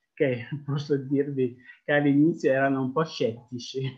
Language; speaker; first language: Italian; non-native, fluent; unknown